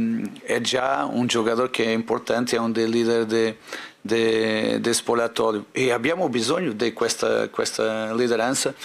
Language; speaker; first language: Italian; non-native, fluent; Portuguese